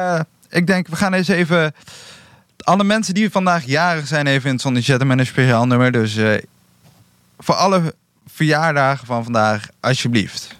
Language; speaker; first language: Dutch; native; Dutch